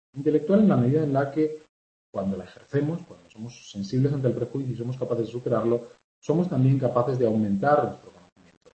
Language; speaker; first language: Spanish; native; Spanish